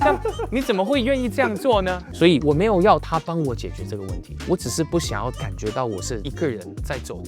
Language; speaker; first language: Chinese; native; Chinese